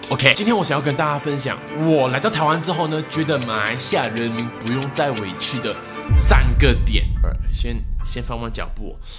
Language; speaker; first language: Chinese; native; Chinese